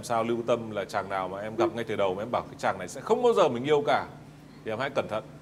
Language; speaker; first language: Vietnamese; native; Vietnamese